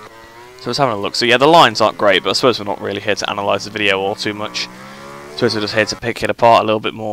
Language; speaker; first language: English; native; English